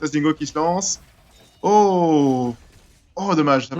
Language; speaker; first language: French; native; French